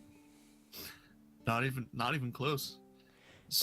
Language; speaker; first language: English; native; English